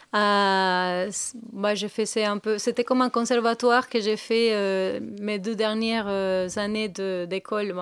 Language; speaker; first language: French; non-native, fluent; Spanish